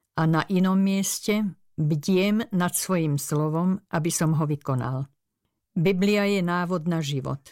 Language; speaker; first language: Slovak; early bilingual, other home language; Hungarian